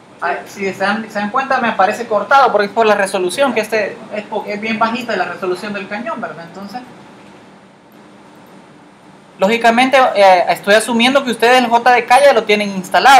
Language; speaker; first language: Spanish; native; Spanish